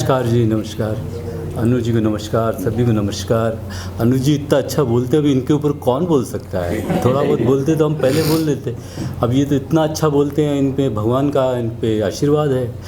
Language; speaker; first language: Hindi; native; Hindi